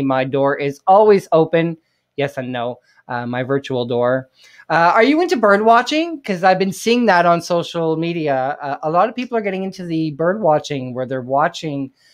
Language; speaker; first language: English; native; English